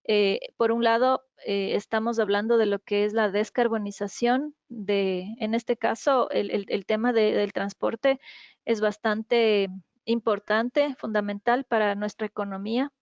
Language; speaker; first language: Spanish; native; Spanish